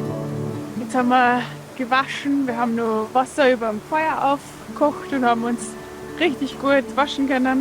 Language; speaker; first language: German; native; German